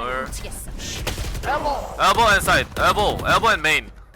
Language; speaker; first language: English; non-native, learner; Korean